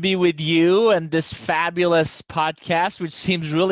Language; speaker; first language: English; non-native, fluent; Persian